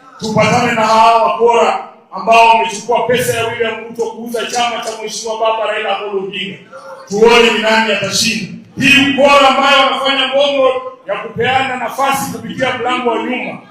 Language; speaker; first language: Swahili; non-native, local second language; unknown